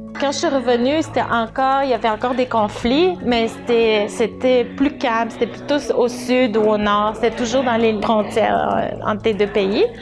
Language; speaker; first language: French; early bilingual, other home language; Arabic